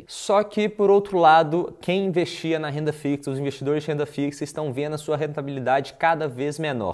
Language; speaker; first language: Portuguese; native; Portuguese